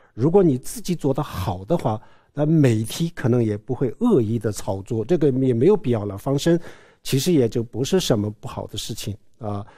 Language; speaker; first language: Chinese; non-native, local second language; Tibetan